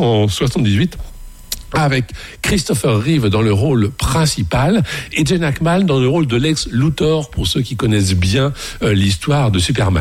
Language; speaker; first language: French; native; French